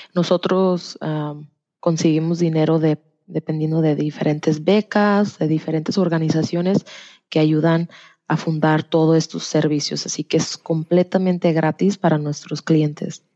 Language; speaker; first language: Spanish; early bilingual, heritage; Spanish